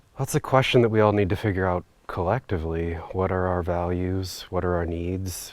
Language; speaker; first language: English; native; English